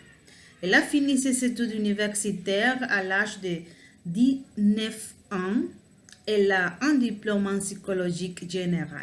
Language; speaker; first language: French; non-native, learner; Spanish